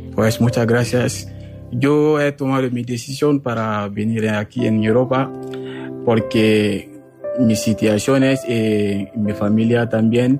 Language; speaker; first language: Spanish; non-native, learner; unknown